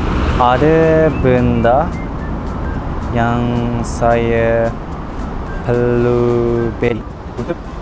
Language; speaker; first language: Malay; non-native, learner; Japanese